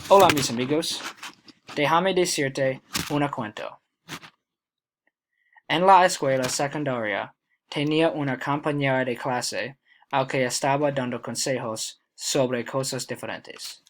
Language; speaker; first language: Spanish; non-native, learner; English